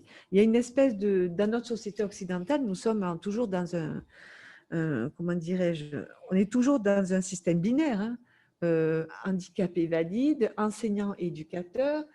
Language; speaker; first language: French; native; French